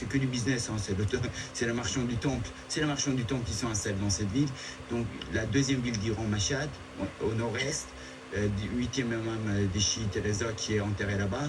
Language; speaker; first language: French; early bilingual, other home language; Persian